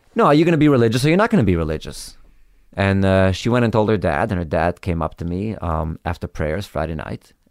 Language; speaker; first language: English; early bilingual, other home language; Hebrew